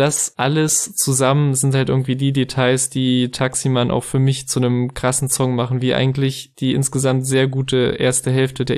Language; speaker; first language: German; native; German